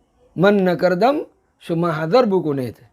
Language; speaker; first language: Persian; non-native, fluent; Urdu